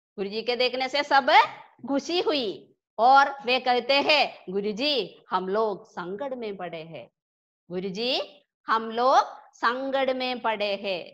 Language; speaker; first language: Hindi; non-native, local second language; Malayalam